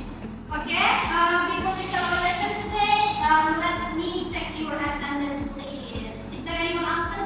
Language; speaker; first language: English; non-native, fluent; Indonesian